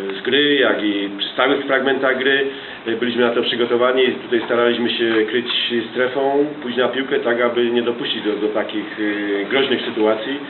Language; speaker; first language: Polish; native; Polish